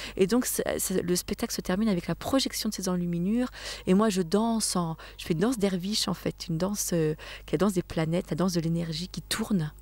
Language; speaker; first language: French; native; French